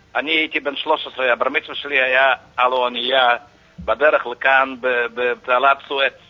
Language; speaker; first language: Hebrew; non-native, fluent; Yiddish